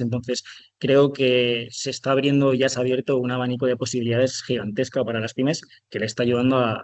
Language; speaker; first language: Spanish; native; Spanish